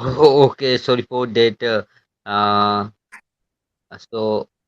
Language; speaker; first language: English; non-native, learner; Hindi